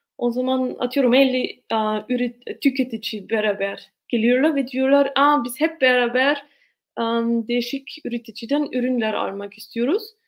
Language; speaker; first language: Turkish; non-native, fluent; German